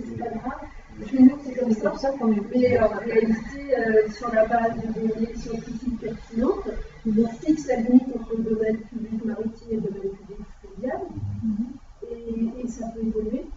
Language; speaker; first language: French; native; French